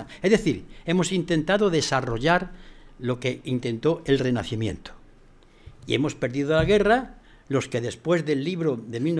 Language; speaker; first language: Spanish; native; Spanish